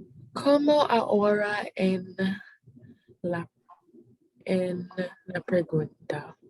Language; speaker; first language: Spanish; non-native, learner; English